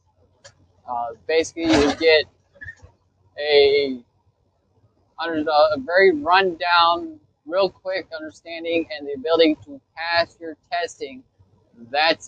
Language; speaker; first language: English; native; English